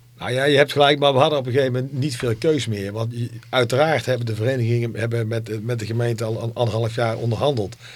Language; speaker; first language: Dutch; native; Dutch